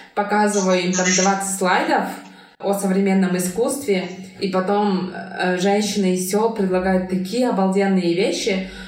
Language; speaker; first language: Russian; non-native, local second language; Kyrgyz